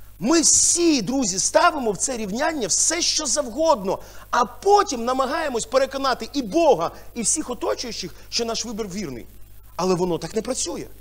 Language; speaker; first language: Ukrainian; non-native, local second language; Russian